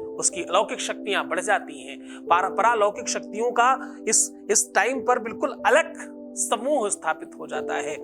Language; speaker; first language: Hindi; native; Hindi